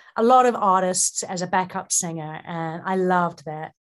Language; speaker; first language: English; native; English